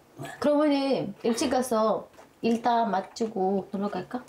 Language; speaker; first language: Korean; non-native, learner; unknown